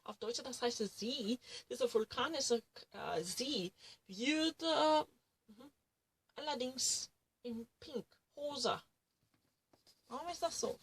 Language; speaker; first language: German; non-native, learner; Korean